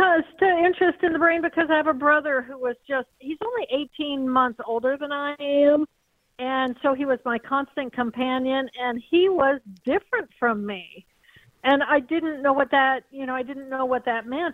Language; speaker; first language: English; native; English